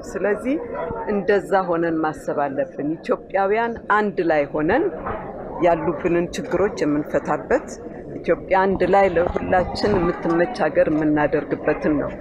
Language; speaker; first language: Amharic; native; Amharic